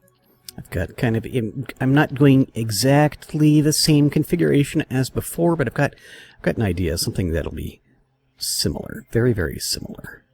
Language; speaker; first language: English; native; English